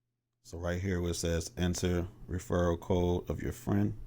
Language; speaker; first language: English; native; English